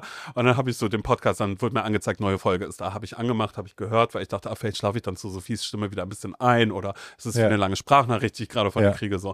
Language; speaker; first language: German; native; German